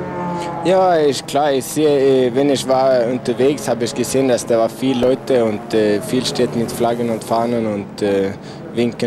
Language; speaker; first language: German; non-native, learner; Swedish